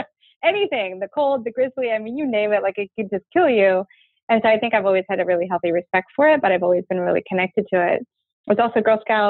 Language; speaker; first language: English; native; English